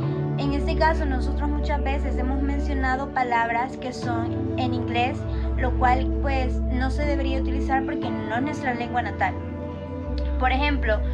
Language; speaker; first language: Spanish; native; Spanish